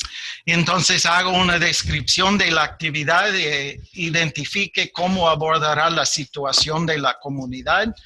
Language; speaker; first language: Spanish; non-native, fluent; English